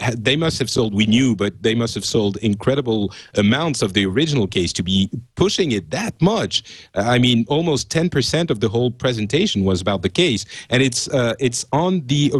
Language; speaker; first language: English; non-native, fluent; French